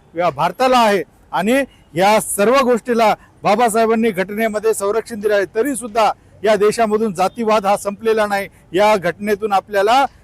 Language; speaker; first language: Marathi; native; Marathi